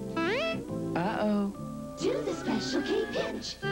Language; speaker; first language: English; native; English